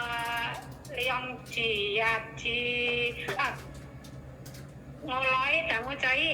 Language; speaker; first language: Cantonese; non-native, learner; Indonesian